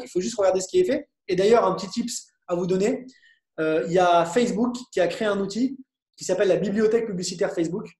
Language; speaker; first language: French; native; French